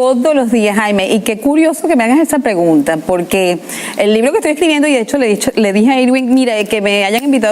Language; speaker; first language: Spanish; native; Spanish